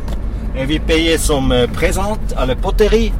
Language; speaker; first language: French; non-native, learner; Swiss German